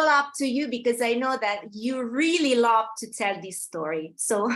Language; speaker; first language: English; non-native, fluent; Italian